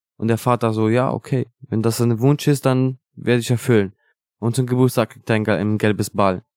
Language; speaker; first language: German; non-native, fluent; Italian